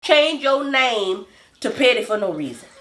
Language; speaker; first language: English; native; English